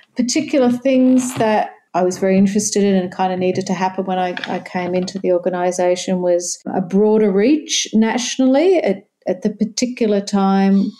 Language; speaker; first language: English; native; English